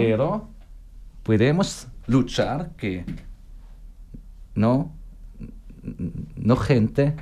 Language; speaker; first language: Spanish; non-native, learner; German